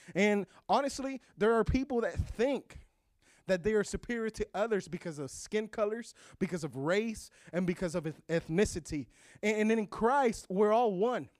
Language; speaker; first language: English; early bilingual, other home language; Spanish